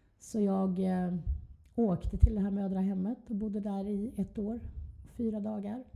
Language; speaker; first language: Swedish; native; Swedish